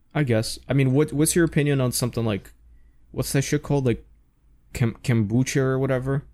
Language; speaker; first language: English; native; English